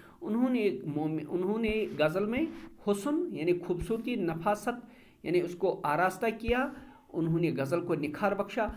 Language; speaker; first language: Urdu; non-native, local second language; Kashmiri